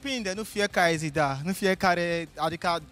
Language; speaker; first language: Romanian; non-native, learner; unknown